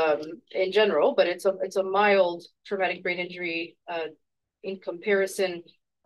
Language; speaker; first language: English; native; English